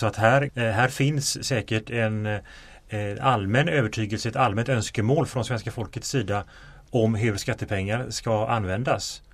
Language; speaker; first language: Swedish; native; Swedish